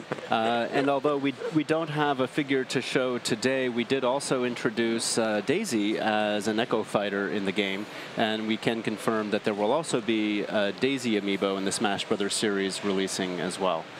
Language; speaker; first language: English; native; English